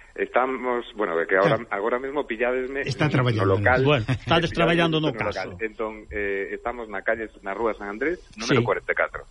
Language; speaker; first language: Galician; native; Galician